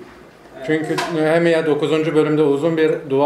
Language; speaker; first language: Turkish; native; Turkish